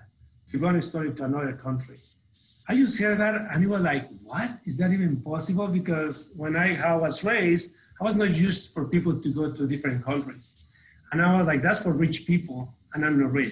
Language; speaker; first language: English; non-native, fluent; Spanish